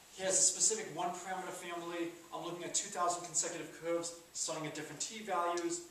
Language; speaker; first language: English; native; English